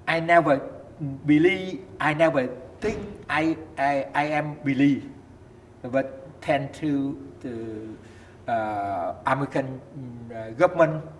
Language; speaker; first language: English; non-native, learner; Vietnamese